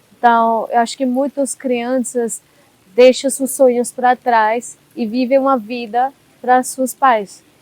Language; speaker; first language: Portuguese; non-native, learner; Hindi